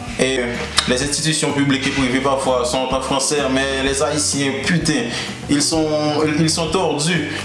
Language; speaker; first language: French; non-native, local second language; Haitian Creole